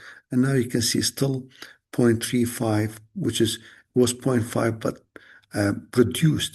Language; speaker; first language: English; non-native, fluent; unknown